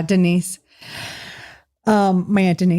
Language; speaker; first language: English; native; English